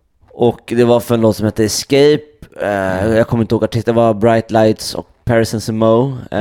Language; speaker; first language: Swedish; native; Swedish